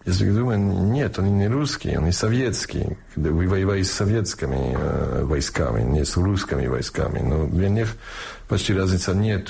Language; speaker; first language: Russian; non-native, fluent; English